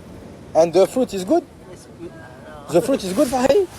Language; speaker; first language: English; non-native, learner; French